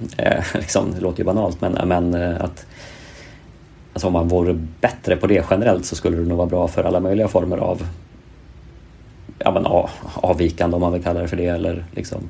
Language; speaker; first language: Swedish; native; Swedish